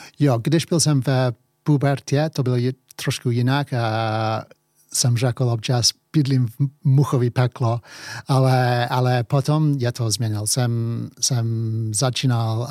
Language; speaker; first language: Czech; early bilingual, heritage; English